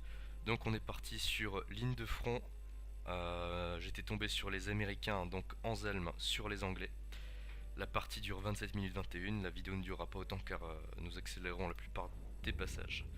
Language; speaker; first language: French; native; French